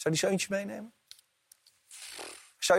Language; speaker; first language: Dutch; native; Dutch